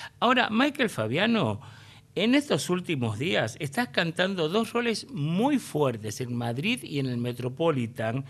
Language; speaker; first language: Spanish; native; Spanish